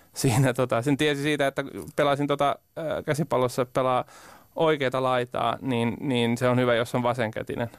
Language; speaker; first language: Finnish; native; Finnish